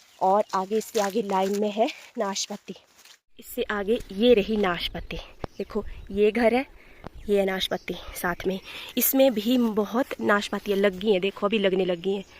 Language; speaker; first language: Hindi; native; Hindi